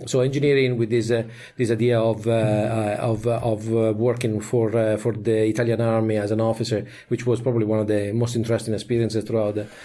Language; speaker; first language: English; non-native, fluent; Italian